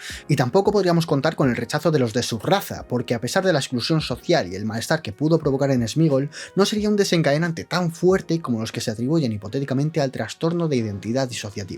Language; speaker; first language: Spanish; native; Spanish